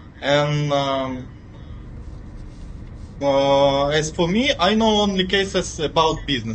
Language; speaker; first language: English; non-native, fluent; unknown